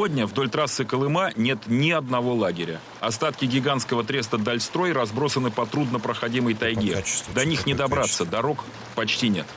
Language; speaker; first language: Russian; native; Russian